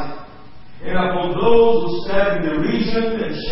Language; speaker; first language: English; non-native, fluent; Portuguese